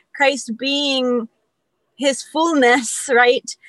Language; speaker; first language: English; early bilingual, other home language; Spanish